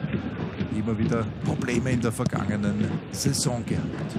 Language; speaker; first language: German; native; German